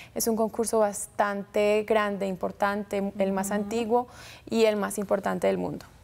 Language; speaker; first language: Spanish; early bilingual, heritage; Spanish